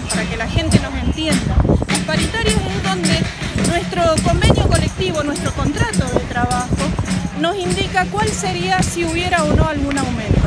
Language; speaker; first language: Spanish; native; Spanish